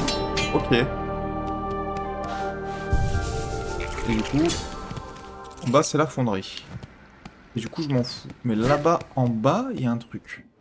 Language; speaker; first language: French; native; French